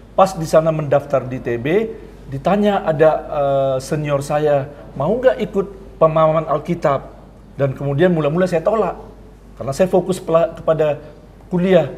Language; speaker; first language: Indonesian; native; Indonesian